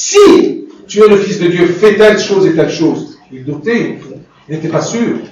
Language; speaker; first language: French; non-native, fluent; Arabic